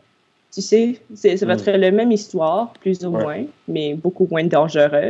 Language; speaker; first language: French; non-native, local second language; English